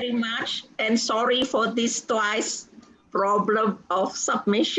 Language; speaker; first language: English; non-native, fluent; Indonesian